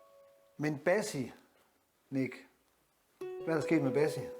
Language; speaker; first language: Danish; native; Danish